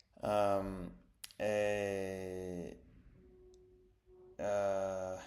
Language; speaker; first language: French; non-native, learner; English